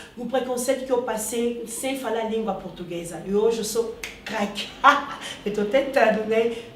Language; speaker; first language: Portuguese; non-native, fluent; Lingala